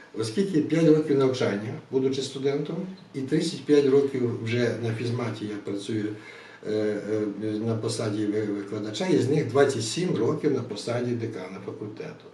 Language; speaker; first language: Ukrainian; native; Ukrainian